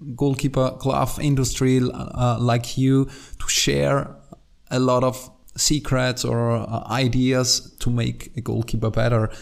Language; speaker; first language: English; non-native, fluent; German